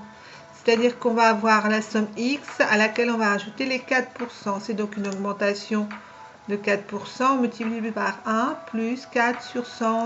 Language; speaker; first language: French; native; French